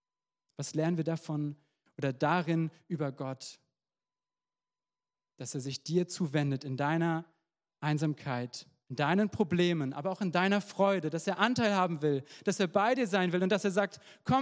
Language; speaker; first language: German; native; German